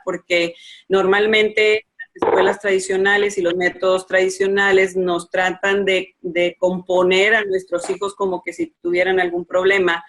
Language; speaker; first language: Spanish; native; Spanish